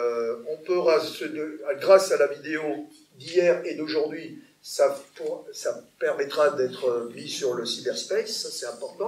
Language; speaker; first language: French; native; French